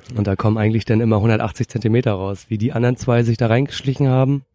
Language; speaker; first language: German; native; German